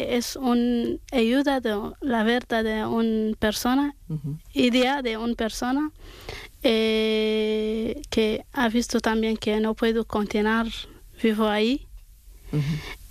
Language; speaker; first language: Spanish; non-native, learner; Arabic